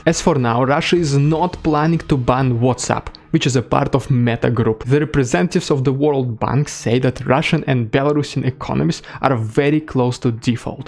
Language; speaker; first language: English; non-native, fluent; Russian